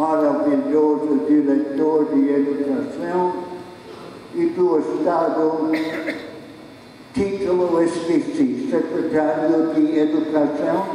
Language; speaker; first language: Portuguese; non-native, fluent; English